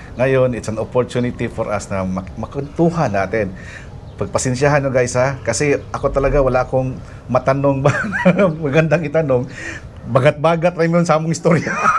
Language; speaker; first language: Filipino; non-native, local second language; Cebuano